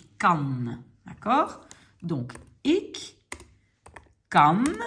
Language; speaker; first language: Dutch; non-native, local second language; French